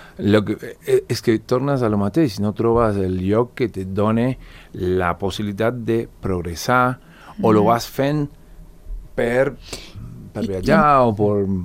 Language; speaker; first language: Catalan; non-native, fluent; Spanish